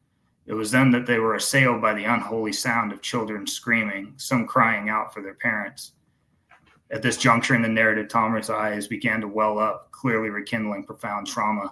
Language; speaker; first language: English; native; English